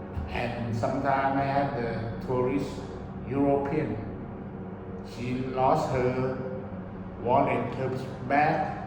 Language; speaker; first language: English; early bilingual, other home language; Thai